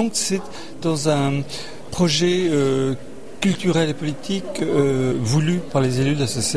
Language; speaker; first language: French; native; French